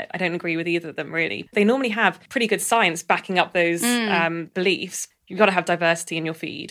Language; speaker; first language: English; native; English